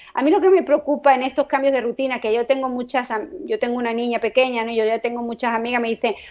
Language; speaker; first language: Spanish; native; Spanish